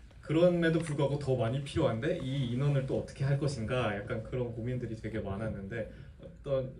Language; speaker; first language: Korean; native; Korean